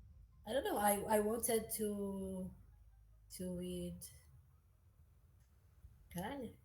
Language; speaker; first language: English; non-native, learner; Portuguese